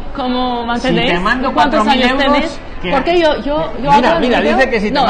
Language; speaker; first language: Spanish; non-native, fluent; Georgian